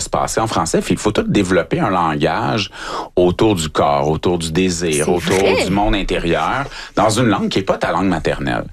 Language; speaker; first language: French; native; French